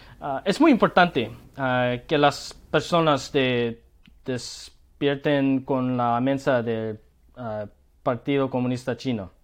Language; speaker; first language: Spanish; non-native, learner; Korean